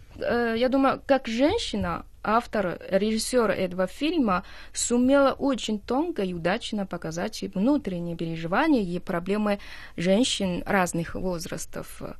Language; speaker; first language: Russian; non-native, fluent; Chinese